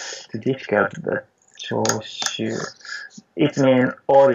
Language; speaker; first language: English; non-native, learner; Japanese